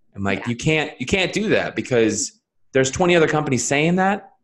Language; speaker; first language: English; native; English